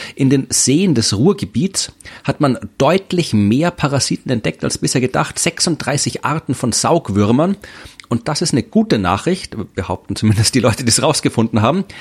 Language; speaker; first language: German; native; German